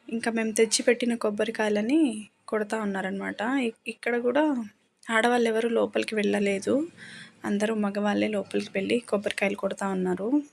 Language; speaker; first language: Telugu; non-native, local second language; Lambadi